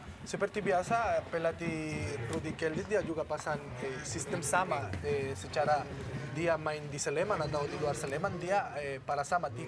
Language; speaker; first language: Indonesian; non-native, fluent; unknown